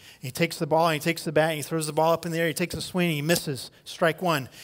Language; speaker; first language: English; native; English